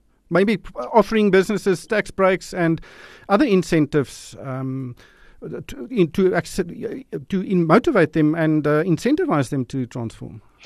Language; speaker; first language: English; non-native, local second language; Afrikaans